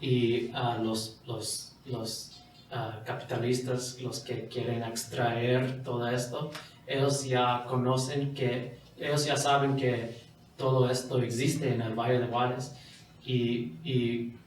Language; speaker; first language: Spanish; non-native, fluent; English